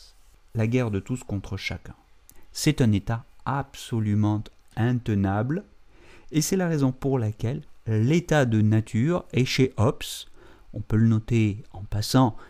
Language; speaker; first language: French; native; French